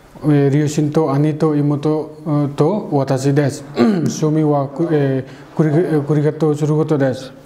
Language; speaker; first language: Japanese; non-native, learner; Bangla